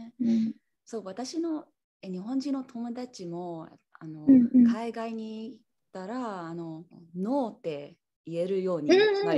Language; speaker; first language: Japanese; non-native, learner; English